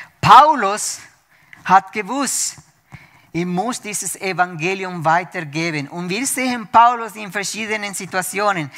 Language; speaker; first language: German; non-native, fluent; Spanish